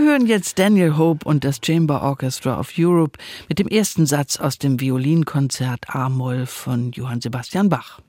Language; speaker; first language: German; native; German